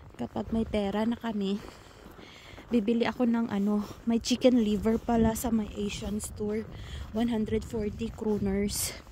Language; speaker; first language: Filipino; native; Filipino